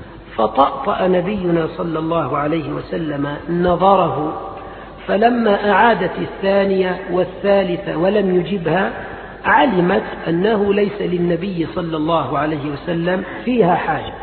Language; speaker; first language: Arabic; native; Arabic